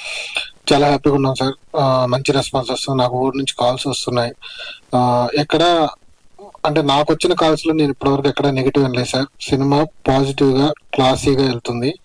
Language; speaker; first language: Telugu; native; Telugu